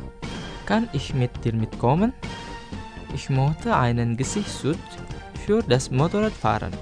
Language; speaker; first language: German; non-native, fluent; Indonesian